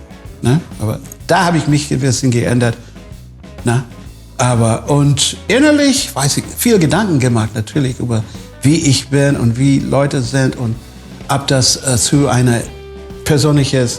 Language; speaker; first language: German; non-native, fluent; English